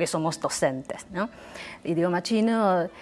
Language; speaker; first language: Spanish; non-native, fluent; Chinese